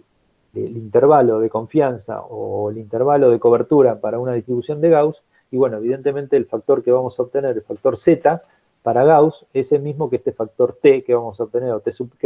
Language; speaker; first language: Spanish; native; Spanish